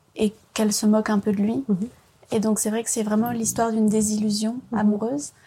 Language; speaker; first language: French; early bilingual, other home language; Vietnamese